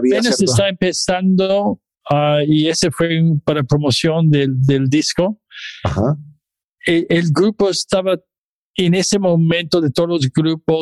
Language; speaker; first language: Spanish; non-native, fluent; English